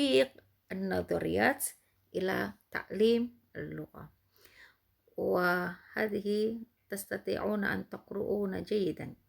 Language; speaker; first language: Arabic; non-native, fluent; Indonesian